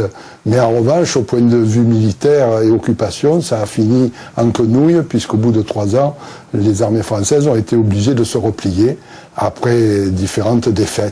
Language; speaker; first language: French; native; French